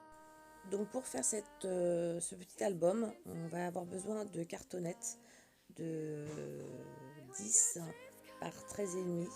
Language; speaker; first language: French; native; French